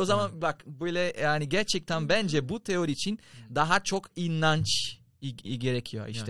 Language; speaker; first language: Turkish; non-native, fluent; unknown